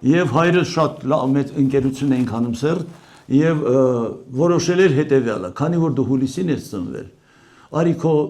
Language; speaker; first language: Armenian; native; Armenian